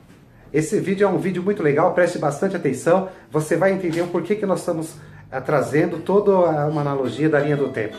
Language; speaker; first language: Portuguese; native; Portuguese